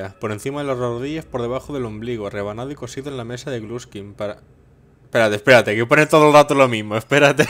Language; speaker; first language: Spanish; native; Spanish